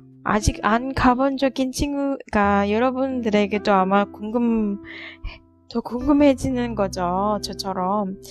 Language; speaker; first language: Korean; non-native, fluent; Indonesian